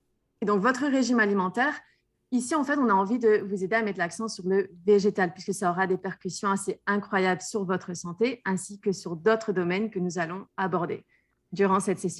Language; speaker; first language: French; native; French